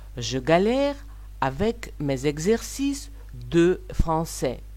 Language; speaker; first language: French; non-native, fluent; Russian